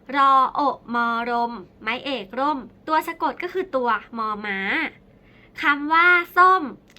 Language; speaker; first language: Thai; native; Thai